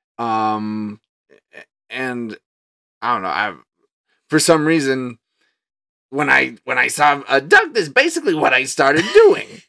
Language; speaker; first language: English; native; English